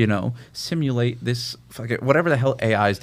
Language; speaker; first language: English; native; English